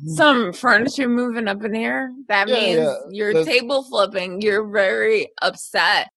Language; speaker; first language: English; native; English